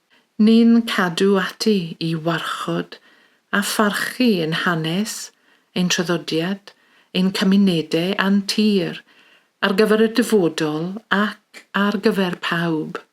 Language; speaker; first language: Welsh; native; Welsh